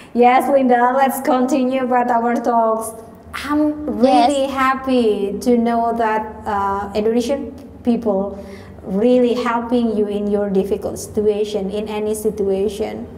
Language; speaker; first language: English; non-native, learner; Indonesian